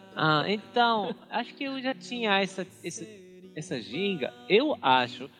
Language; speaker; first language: Portuguese; non-native, fluent; Japanese